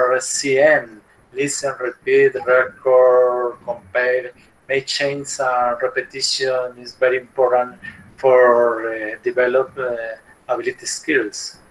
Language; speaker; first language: English; non-native, learner; Spanish